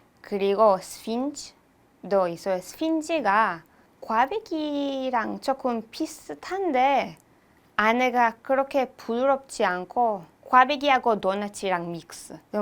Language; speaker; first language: Korean; non-native, learner; Hebrew